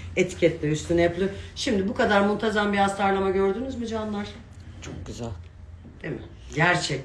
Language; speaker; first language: Turkish; native; Turkish